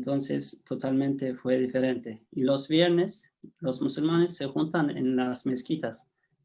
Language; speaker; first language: Spanish; non-native, fluent; Turkish